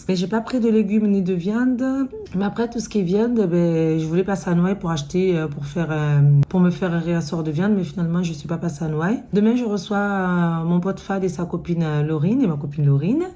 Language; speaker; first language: French; native; French